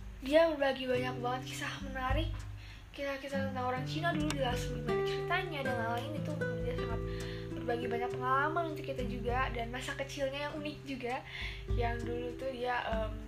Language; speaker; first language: Indonesian; native; Indonesian